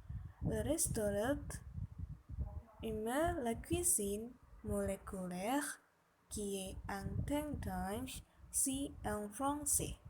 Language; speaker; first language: French; non-native, learner; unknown